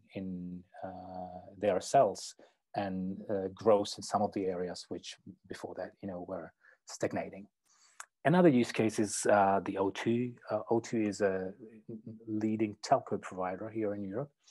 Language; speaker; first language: English; non-native, fluent; Czech